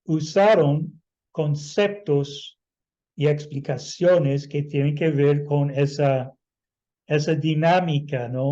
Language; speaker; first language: Spanish; non-native, fluent; English